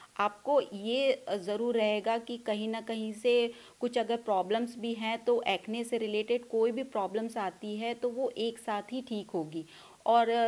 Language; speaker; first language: Hindi; non-native, local second language; Punjabi